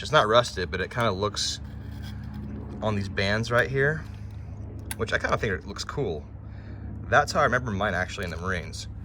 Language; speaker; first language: English; native; English